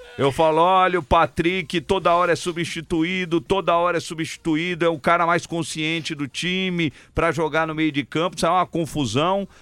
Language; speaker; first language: Portuguese; native; Portuguese